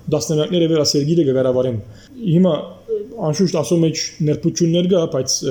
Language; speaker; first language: Armenian; early bilingual, heritage; Armenian